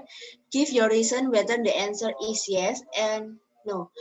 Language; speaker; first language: English; non-native, learner; Indonesian